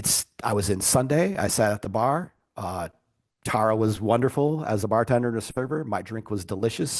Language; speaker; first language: English; native; English